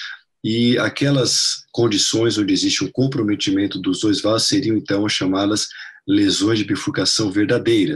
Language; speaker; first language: Portuguese; non-native, fluent; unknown